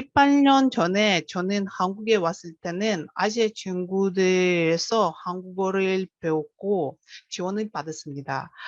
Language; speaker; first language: Korean; non-native, fluent; Russian